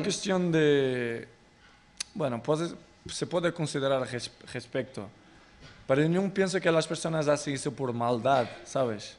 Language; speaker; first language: Spanish; non-native, fluent; Portuguese